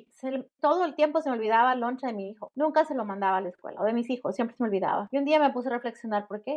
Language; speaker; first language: Spanish; native; Spanish